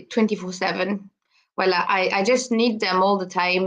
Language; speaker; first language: English; non-native, fluent; French